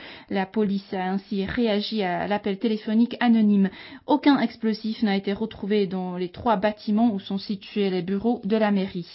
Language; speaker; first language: French; native; French